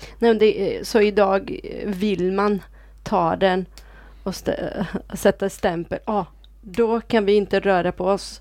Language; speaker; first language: Swedish; non-native, fluent; Italian